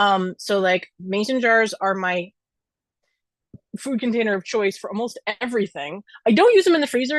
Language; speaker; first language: English; native; English